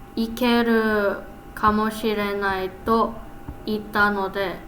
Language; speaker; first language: Japanese; non-native, learner; English